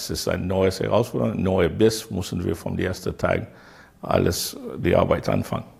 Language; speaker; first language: German; non-native, learner; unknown